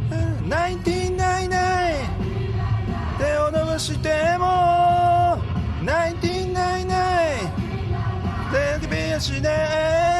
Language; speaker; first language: Japanese; native; Japanese